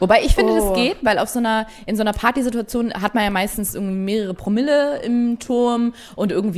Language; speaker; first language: German; native; German